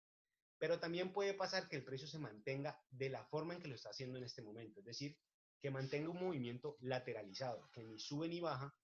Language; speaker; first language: Spanish; native; Spanish